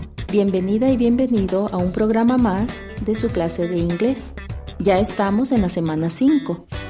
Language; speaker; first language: Spanish; native; Spanish